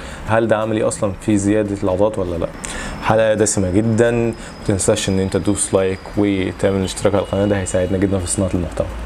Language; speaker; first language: Arabic; native; Arabic